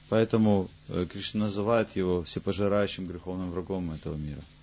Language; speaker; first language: Russian; native; Russian